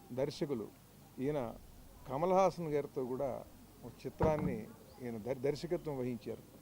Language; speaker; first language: Telugu; native; Telugu